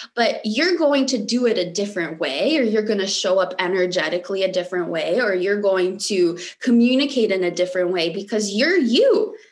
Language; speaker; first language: English; early bilingual, other home language; Romanian